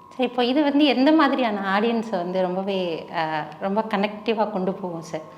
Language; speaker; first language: Tamil; native; Tamil